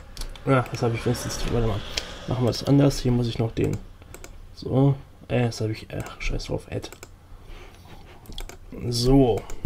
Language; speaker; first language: German; native; German